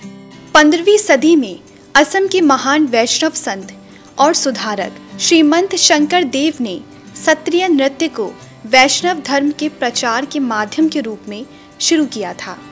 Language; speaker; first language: Hindi; native; Hindi